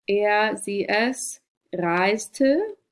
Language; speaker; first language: German; non-native, fluent; English